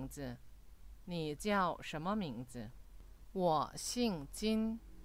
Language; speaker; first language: Chinese; non-native, fluent; Korean